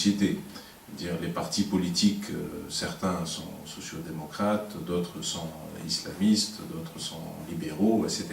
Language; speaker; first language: French; non-native, local second language; Arabic